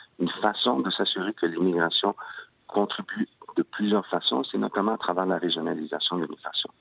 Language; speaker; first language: French; early bilingual, other home language; Spanish